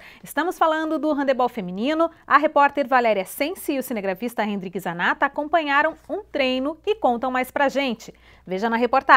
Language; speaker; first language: Portuguese; native; Portuguese